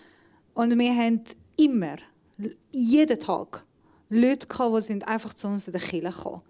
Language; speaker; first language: German; non-native, fluent; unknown